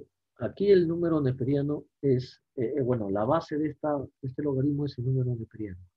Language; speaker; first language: Spanish; native; Spanish